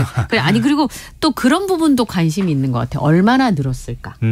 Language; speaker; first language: Korean; native; Korean